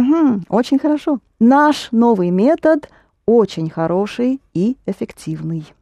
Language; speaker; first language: Russian; non-native, fluent; English